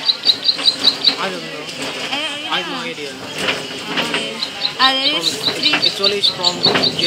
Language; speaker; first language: English; non-native, learner; Indonesian